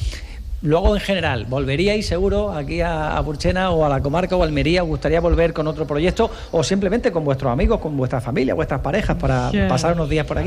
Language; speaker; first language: Spanish; native; Spanish